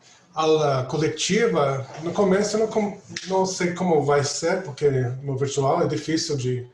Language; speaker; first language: Portuguese; non-native, fluent; English